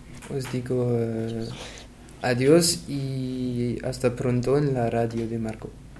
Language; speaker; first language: Spanish; non-native, learner; French